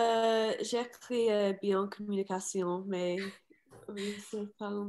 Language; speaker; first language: French; non-native, learner; English